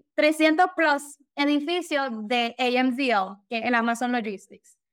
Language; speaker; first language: Spanish; native; Spanish